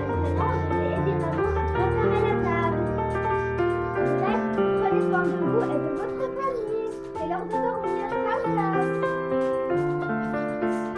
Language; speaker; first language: French; non-native, learner; Arabic